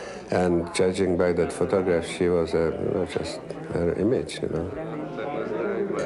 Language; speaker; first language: English; non-native, fluent; Czech